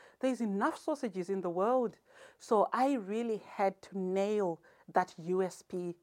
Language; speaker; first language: English; non-native, local second language; Shona